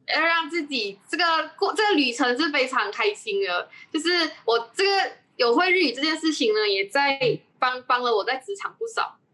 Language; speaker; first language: Chinese; native; Chinese